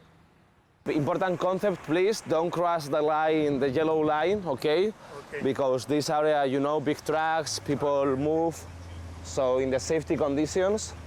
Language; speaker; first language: English; non-native, learner; Spanish